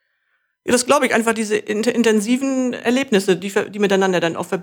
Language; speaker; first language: German; native; German